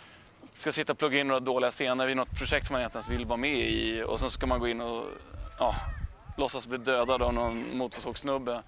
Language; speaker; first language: Swedish; native; Swedish